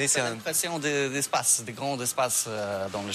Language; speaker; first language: French; non-native, fluent; Polish